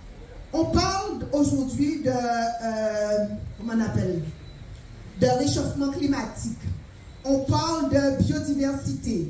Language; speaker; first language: French; native; French